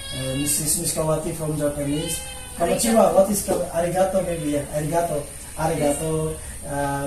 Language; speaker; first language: English; non-native, learner; Indonesian